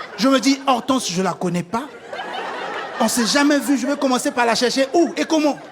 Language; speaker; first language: French; non-native, local second language; Lingala